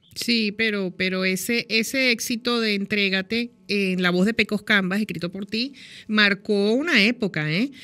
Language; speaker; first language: Spanish; native; Spanish